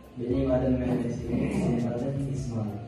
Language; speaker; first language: Turkish; non-native, learner; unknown